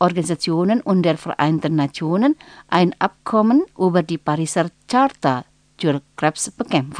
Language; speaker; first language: German; non-native, fluent; Indonesian